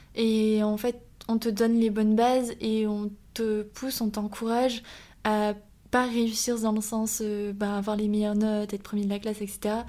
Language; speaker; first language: French; native; French